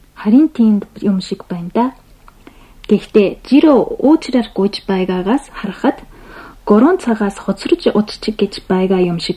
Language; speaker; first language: Mongolian; non-native, fluent; Japanese